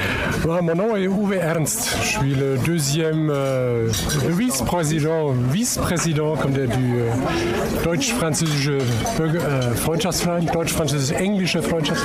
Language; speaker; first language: French; non-native, fluent; German